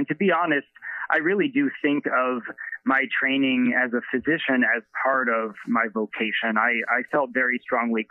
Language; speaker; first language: English; native; English